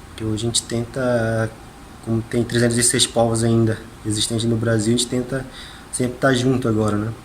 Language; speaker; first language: Portuguese; non-native, local second language; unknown